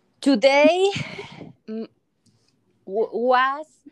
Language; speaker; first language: English; non-native, learner; Spanish